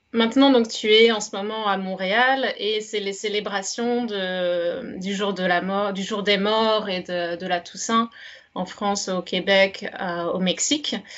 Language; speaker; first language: French; native; French